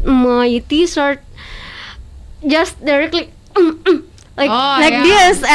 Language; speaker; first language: English; non-native, learner; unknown